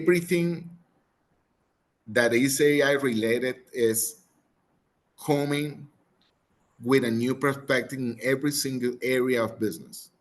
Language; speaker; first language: English; non-native, fluent; Spanish